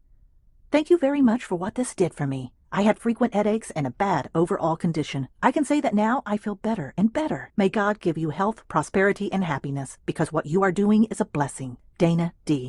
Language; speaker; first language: English; native; English